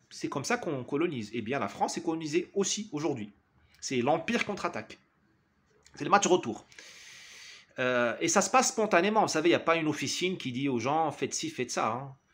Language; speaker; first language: French; non-native, local second language; Arabic